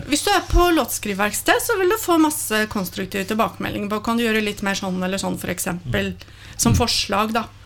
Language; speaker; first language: Norwegian; native; Norwegian